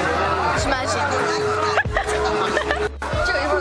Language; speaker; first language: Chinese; non-native, learner; French